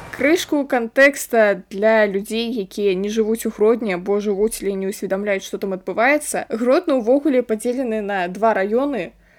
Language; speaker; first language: Belarusian; non-native, local second language; Russian